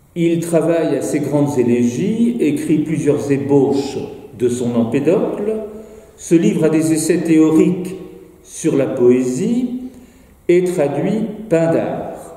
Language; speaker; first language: French; native; French